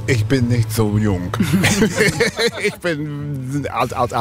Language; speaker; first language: German; non-native, learner; English